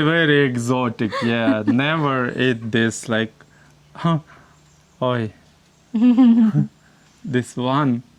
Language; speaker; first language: English; non-native, learner; Russian